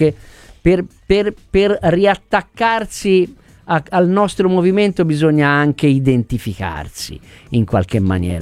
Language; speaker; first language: Italian; native; Italian